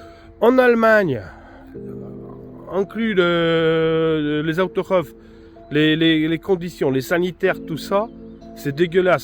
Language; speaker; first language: French; non-native, fluent; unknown